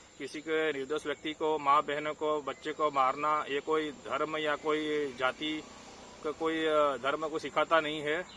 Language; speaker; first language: Hindi; non-native, local second language; Gujarati